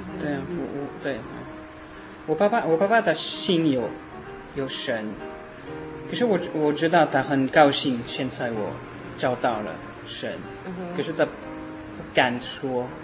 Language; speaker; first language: Chinese; non-native, learner; French